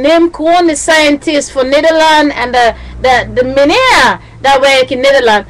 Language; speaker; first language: Dutch; non-native, learner; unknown